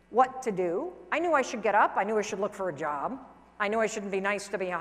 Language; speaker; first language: English; native; English